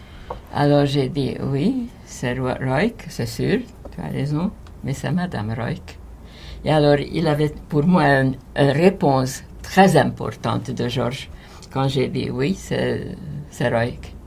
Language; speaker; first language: French; non-native, fluent; Hungarian